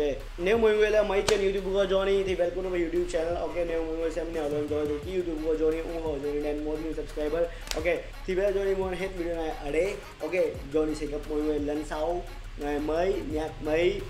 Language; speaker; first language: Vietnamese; non-native, learner; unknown